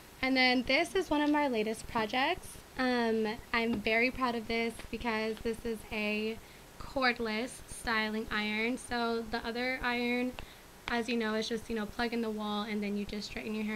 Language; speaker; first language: English; early bilingual, other home language; Spanish